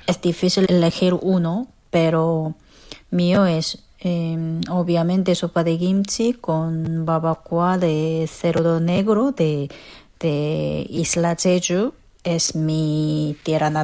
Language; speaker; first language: Spanish; non-native, fluent; Korean